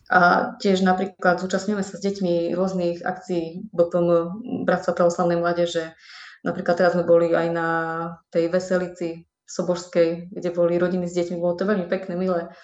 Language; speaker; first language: Slovak; native; Slovak